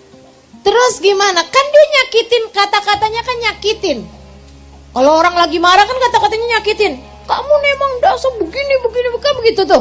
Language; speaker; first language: Indonesian; native; Indonesian